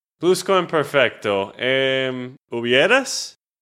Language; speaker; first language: Spanish; non-native, learner; English